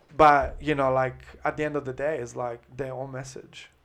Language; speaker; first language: English; non-native, fluent; Italian